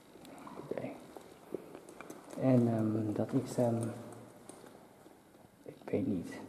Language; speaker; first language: Dutch; non-native, local second language; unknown